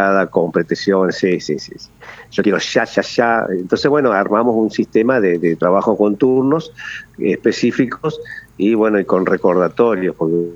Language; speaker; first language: Spanish; native; Spanish